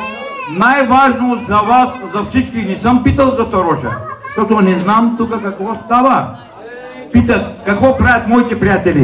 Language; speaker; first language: Bulgarian; non-native, local second language; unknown